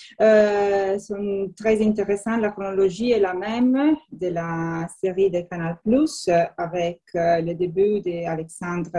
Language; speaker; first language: French; non-native, learner; Italian